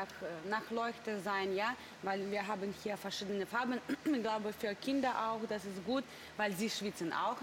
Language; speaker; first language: German; non-native, learner; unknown